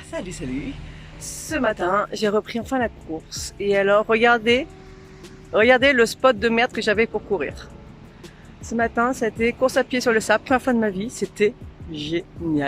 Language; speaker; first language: French; native; French